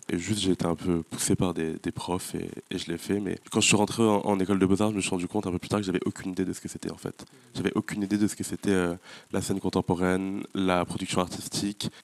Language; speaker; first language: French; native; French